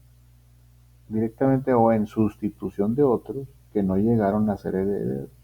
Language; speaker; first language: Spanish; native; Spanish